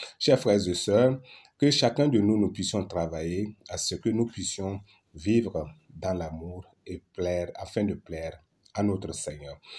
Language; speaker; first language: French; non-native, local second language; Lingala